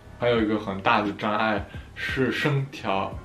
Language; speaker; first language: Chinese; non-native, fluent; French